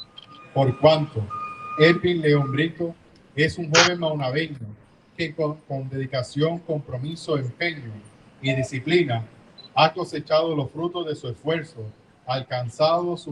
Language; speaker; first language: Spanish; native; Spanish